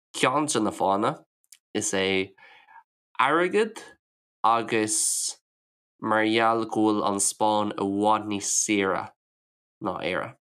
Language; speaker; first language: Irish; non-native, local second language; English